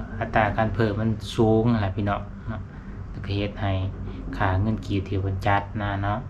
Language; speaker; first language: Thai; non-native, local second language; Lao